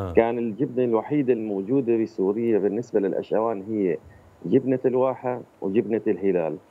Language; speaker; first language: Arabic; native; Arabic